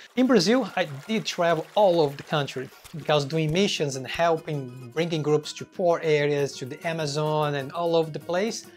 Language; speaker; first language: English; non-native, fluent; Portuguese